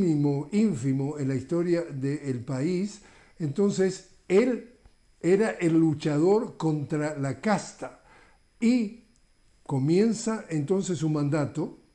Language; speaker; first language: Spanish; native; Spanish